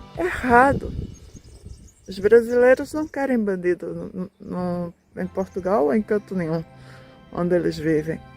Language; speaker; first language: Portuguese; native; Portuguese